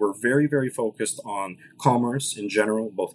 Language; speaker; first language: English; early bilingual, other home language; Russian